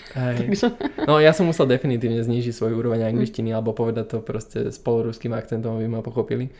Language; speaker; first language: Slovak; native; Slovak